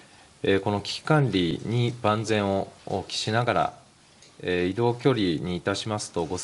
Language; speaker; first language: Japanese; native; Japanese